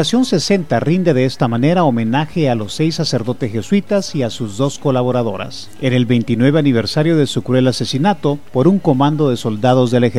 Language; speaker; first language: Spanish; native; Spanish